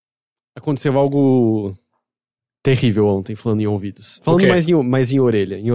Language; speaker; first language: Portuguese; native; Portuguese